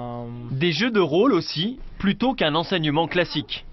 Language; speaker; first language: French; native; French